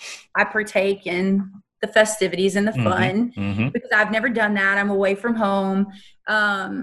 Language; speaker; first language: English; native; English